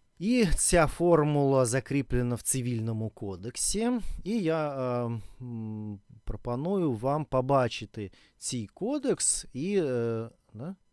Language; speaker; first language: Ukrainian; non-native, learner; Russian